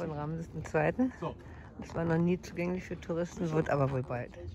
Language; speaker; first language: German; native; German